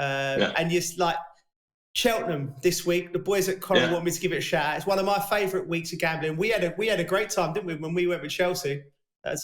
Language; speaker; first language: English; native; English